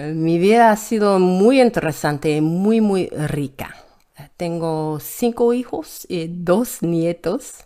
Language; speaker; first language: Spanish; non-native, learner; English